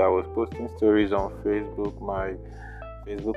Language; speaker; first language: English; non-native, local second language; Igbo